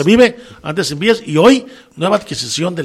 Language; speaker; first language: Spanish; native; Spanish